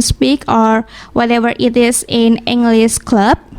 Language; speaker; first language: English; non-native, learner; Indonesian